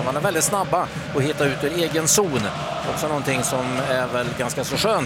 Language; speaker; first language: Swedish; native; Swedish